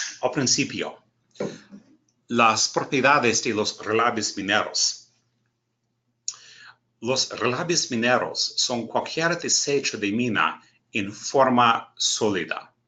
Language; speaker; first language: Spanish; non-native, learner; English